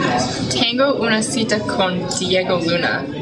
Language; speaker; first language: Spanish; non-native, learner; English